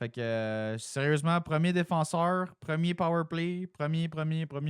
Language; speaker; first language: French; native; French